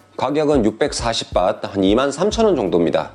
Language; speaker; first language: Korean; native; Korean